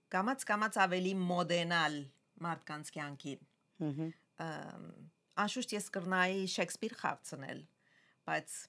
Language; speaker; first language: Armenian; early bilingual, heritage; Armenian